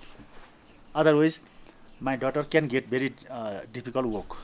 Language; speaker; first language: English; non-native, learner; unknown